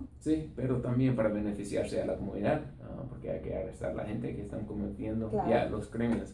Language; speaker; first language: Spanish; non-native, fluent; English